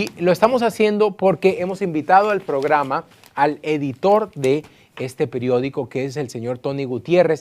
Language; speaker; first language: Spanish; native; Spanish